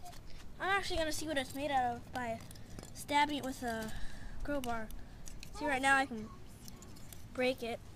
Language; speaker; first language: English; native; English